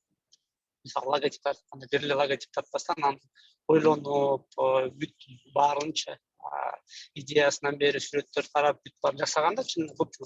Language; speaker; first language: Kyrgyz; native; Kyrgyz